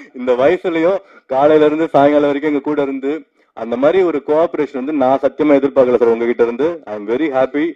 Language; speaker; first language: Tamil; native; Tamil